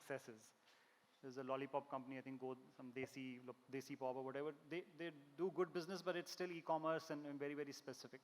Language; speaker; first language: English; non-native, local second language; Hindi